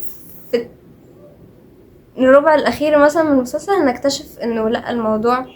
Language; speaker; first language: Arabic; native; Arabic